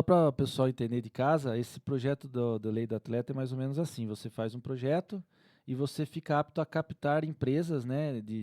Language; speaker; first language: Portuguese; native; Portuguese